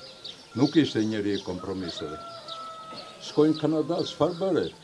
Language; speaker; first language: Albanian; native; Albanian